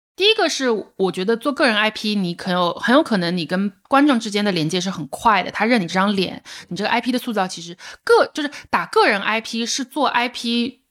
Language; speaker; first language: Chinese; native; Chinese